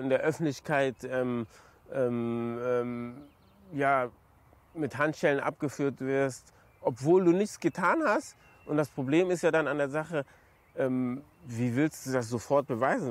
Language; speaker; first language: German; native; German